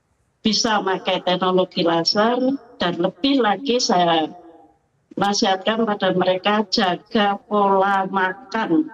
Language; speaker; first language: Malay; non-native, local second language; Javanese